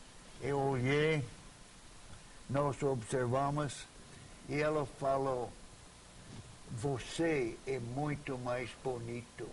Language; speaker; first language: Portuguese; non-native, fluent; English